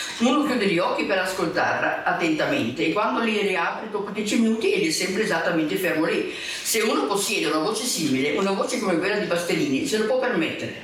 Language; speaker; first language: Italian; non-native, fluent; German